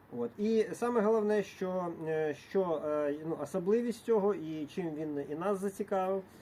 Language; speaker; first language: Ukrainian; non-native, local second language; Russian